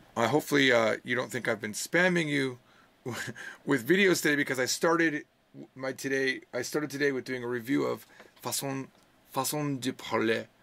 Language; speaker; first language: English; native; English